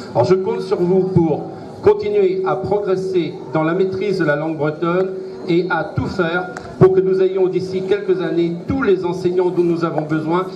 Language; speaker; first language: French; non-native, local second language; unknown